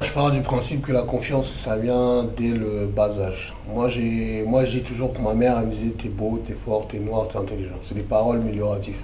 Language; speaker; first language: French; early bilingual, other home language; Lingala